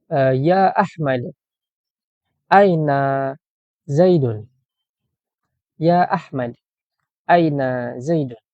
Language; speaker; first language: Arabic; non-native, fluent; Malay